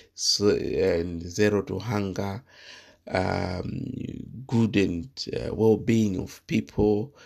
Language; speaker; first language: English; non-native, local second language; Shona